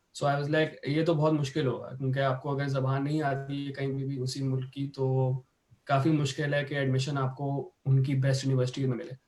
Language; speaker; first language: Urdu; native; Urdu